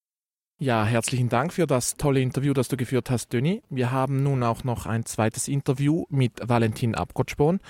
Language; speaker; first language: German; native; German